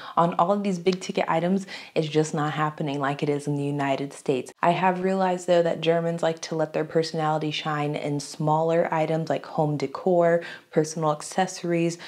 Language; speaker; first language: English; native; English